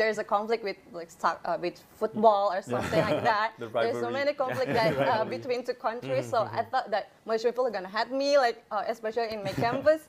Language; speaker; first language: English; non-native, fluent; Indonesian